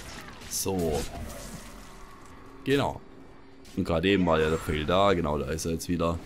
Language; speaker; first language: German; native; German